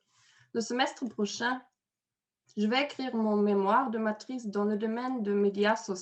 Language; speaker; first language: French; non-native, fluent; German